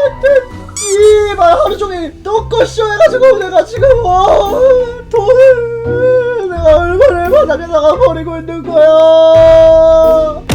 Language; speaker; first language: Korean; native; Korean